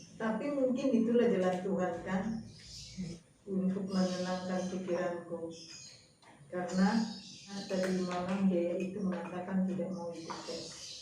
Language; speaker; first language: Indonesian; native; Indonesian